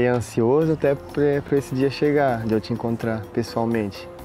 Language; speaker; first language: Portuguese; native; Portuguese